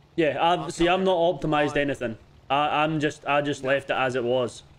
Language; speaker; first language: English; native; English